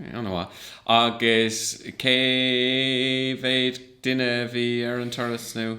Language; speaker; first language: Irish; non-native, local second language; English